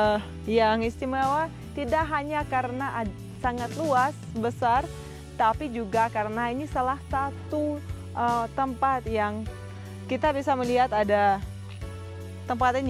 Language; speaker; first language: Indonesian; non-native, fluent; Russian